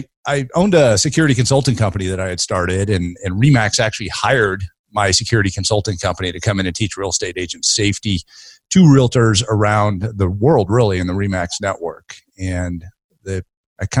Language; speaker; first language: English; native; English